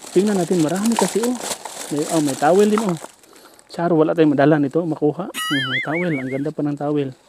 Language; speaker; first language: Filipino; non-native, local second language; Cebuano